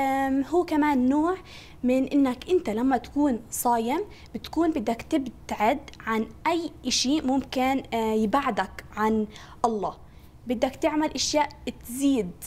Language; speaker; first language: Arabic; native; Arabic